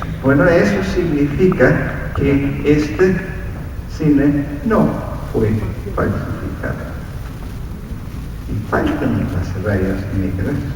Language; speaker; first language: Spanish; non-native, fluent; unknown